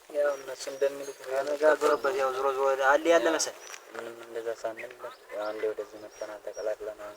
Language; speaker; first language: Amharic; non-native, local second language; Oromo